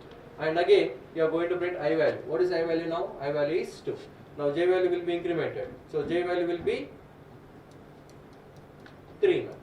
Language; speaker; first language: English; non-native, local second language; Telugu